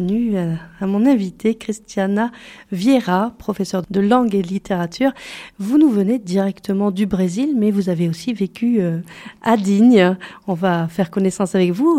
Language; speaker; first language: French; native; French